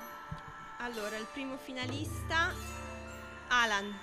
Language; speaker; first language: Italian; non-native, fluent; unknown